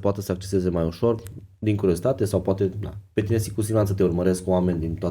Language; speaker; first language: Romanian; native; Romanian